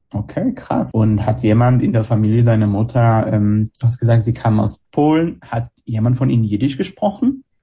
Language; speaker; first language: German; non-native, fluent; Hebrew